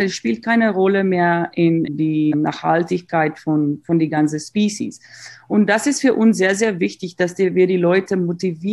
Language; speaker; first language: German; non-native, fluent; Afrikaans